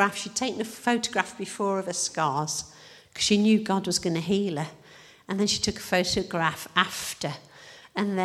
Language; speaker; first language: English; native; English